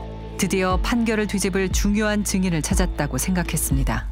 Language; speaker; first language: Korean; native; Korean